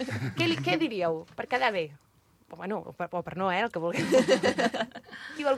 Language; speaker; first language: Catalan; native; Catalan